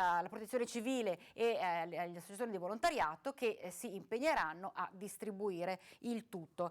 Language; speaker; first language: Italian; native; Italian